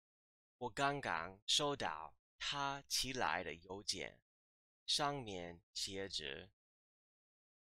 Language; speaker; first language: Chinese; non-native, fluent; English